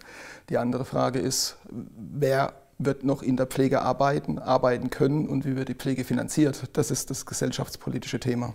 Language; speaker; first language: German; native; German